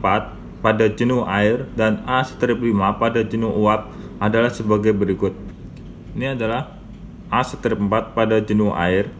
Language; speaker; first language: Indonesian; native; Indonesian